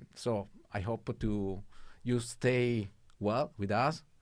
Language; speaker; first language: English; non-native, learner; Italian